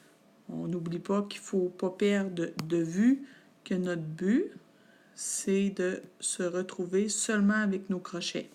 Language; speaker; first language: French; native; French